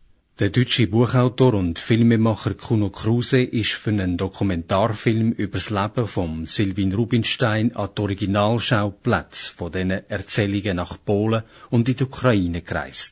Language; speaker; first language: German; native; German